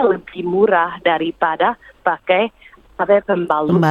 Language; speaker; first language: Indonesian; early bilingual, heritage; English